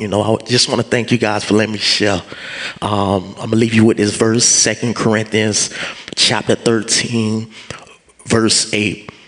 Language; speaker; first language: English; native; English